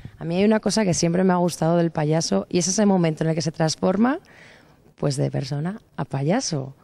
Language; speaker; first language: Spanish; native; Spanish